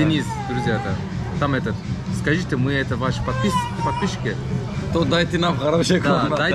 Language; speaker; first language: Russian; non-native, learner; Turkish